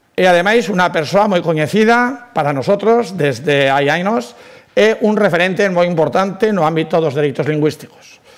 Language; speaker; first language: Spanish; non-native, local second language; Basque